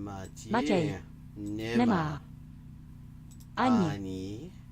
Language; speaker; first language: Czech; non-native, learner; English